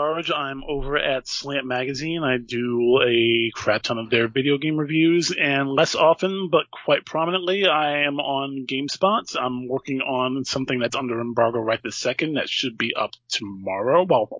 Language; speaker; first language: English; native; English